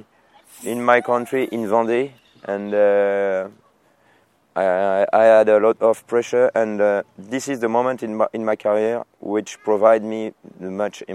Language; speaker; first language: English; non-native, fluent; French